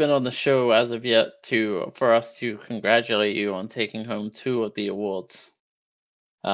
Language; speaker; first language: English; native; English